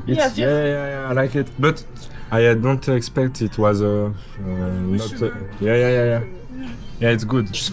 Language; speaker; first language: English; non-native, learner; French